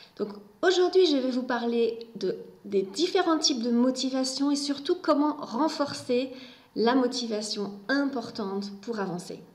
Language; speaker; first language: French; native; French